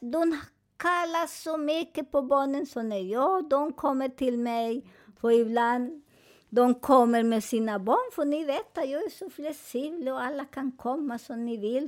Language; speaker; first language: Swedish; non-native, fluent; Spanish